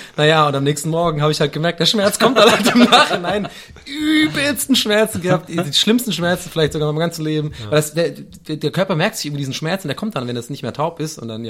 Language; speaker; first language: German; native; German